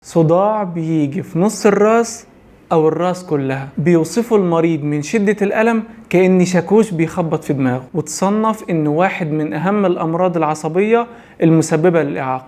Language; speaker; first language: Arabic; native; Arabic